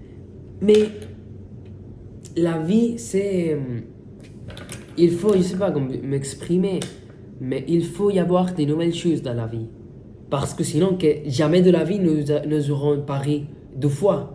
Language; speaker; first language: French; non-native, fluent; Spanish